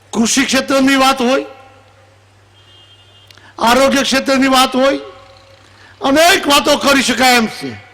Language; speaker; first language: Gujarati; native; Gujarati